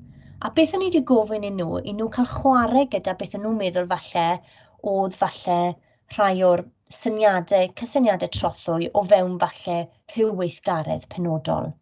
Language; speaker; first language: Welsh; native; Welsh